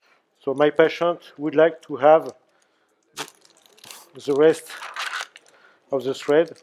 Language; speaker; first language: English; non-native, learner; French